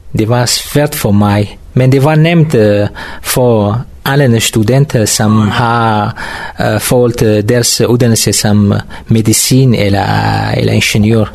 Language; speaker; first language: Danish; non-native, learner; Kurdish